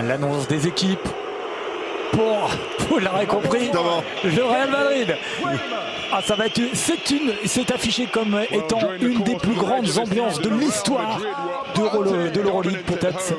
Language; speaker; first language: French; native; French